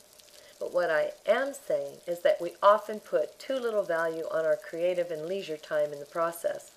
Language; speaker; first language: English; native; English